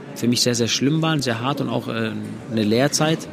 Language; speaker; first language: German; native; German